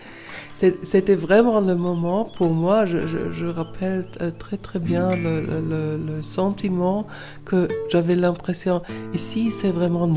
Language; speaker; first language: French; non-native, fluent; German